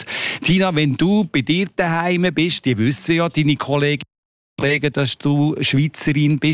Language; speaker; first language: German; native; German